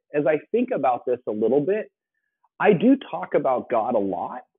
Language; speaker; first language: English; native; English